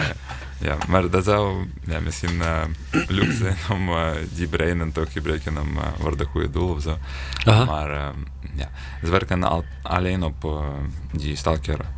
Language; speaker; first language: Dutch; non-native, fluent; Ukrainian